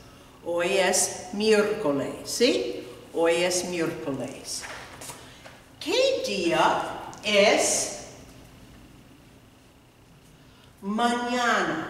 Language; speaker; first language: Spanish; non-native, fluent; English